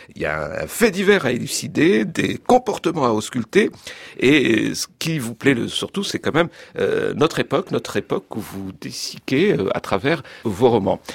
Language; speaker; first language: French; native; French